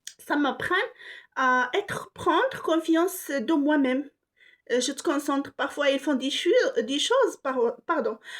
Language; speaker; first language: French; non-native, local second language; Arabic